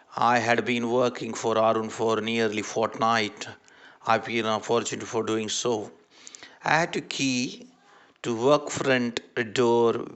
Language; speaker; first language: English; non-native, local second language; Marathi